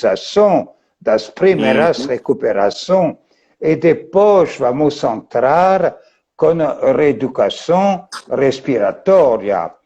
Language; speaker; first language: Portuguese; non-native, fluent; French